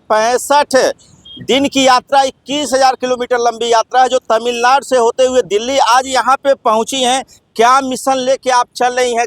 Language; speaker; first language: Hindi; native; Hindi